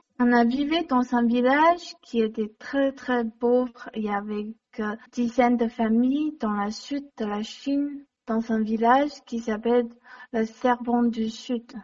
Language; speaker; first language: French; non-native, learner; Chinese